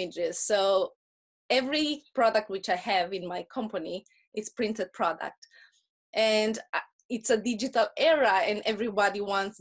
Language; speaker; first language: English; non-native, fluent; Russian